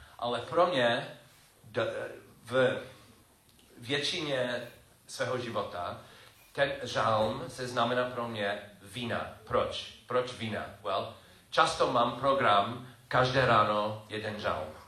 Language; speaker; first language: Czech; non-native, learner; English